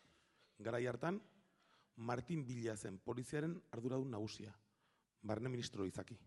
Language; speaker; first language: Basque; native; Basque